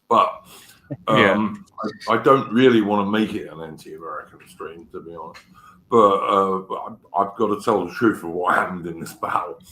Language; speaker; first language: English; native; English